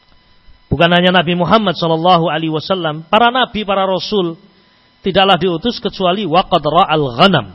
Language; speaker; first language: Indonesian; non-native, local second language; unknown